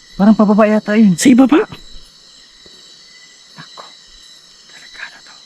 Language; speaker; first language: Filipino; non-native, local second language; Cebuano